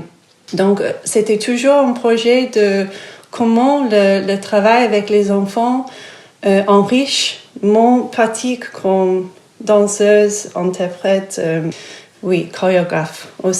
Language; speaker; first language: French; non-native, fluent; English